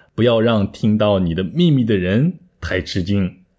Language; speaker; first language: Chinese; native; Chinese